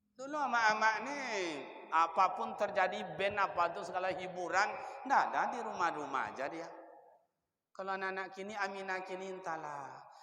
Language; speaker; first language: Malay; non-native, local second language; Minangkabau